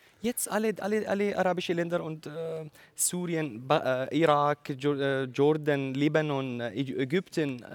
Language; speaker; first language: German; non-native, learner; Arabic